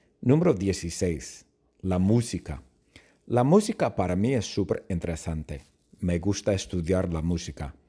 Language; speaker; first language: Spanish; non-native, fluent; English